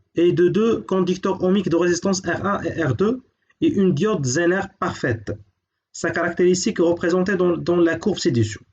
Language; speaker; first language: French; non-native, local second language; Arabic